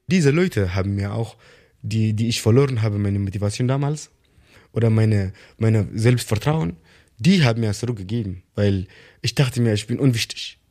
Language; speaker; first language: German; non-native, learner; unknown